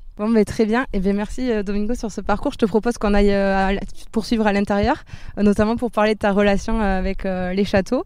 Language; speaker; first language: French; native; French